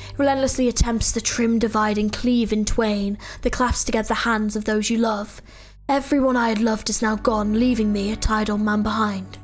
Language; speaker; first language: English; native; English